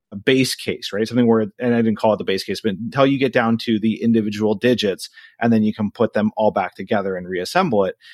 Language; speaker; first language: English; native; English